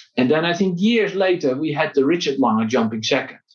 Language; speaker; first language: English; non-native, fluent; Dutch